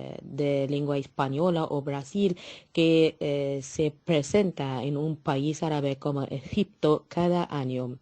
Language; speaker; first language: Spanish; non-native, fluent; Arabic